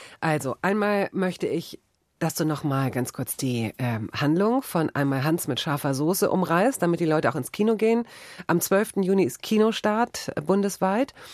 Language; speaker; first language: German; native; German